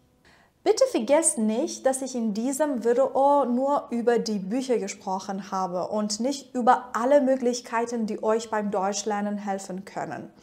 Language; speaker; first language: German; non-native, fluent; Persian